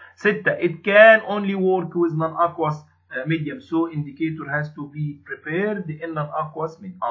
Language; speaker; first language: English; non-native, fluent; Arabic